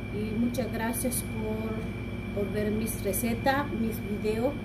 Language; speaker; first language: Spanish; non-native, local second language; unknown